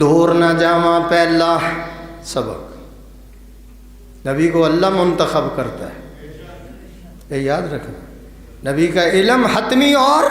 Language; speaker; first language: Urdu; non-native, local second language; Punjabi